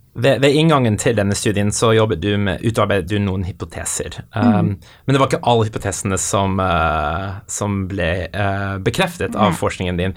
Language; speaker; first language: Norwegian; native; Norwegian